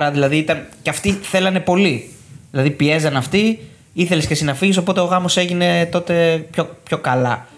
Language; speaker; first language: Greek; native; Greek